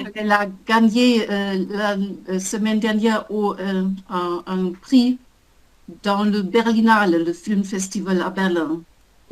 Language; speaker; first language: French; non-native, learner; German